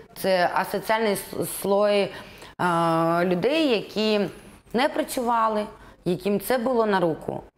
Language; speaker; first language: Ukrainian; non-native, local second language; Russian